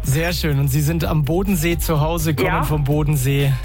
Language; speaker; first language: German; native; German